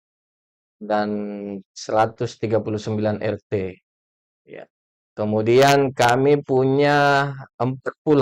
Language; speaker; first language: Indonesian; native; Indonesian